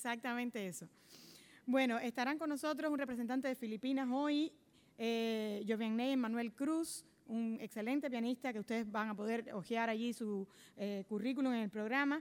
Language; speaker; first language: Spanish; native; Spanish